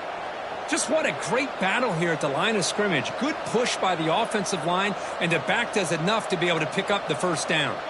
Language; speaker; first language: English; native; English